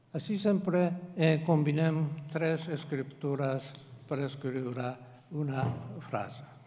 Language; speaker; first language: Catalan; non-native, fluent; Japanese